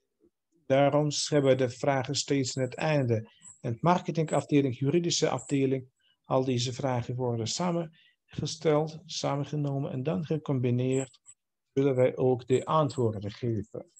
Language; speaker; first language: Dutch; non-native, fluent; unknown